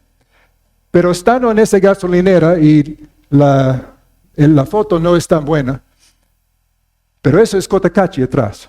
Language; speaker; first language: Spanish; non-native, fluent; English